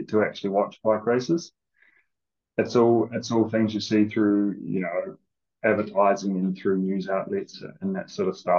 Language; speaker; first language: English; native; English